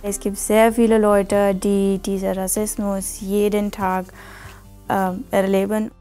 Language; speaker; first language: German; non-native, fluent; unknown